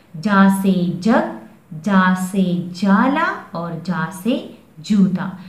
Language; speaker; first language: Urdu; non-native, local second language; Pashto